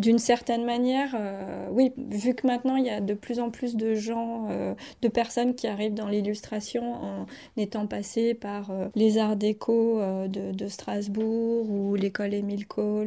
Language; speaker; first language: French; native; French